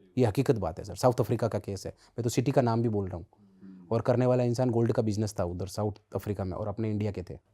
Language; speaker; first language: Hindi; native; Hindi